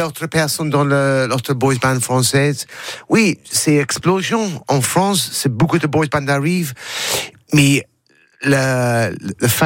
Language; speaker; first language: French; non-native, learner; English